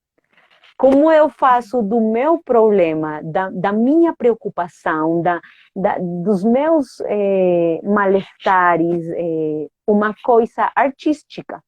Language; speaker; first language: Portuguese; non-native, fluent; Spanish